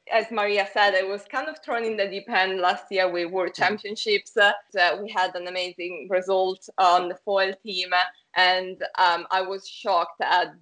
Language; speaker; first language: English; non-native, fluent; Italian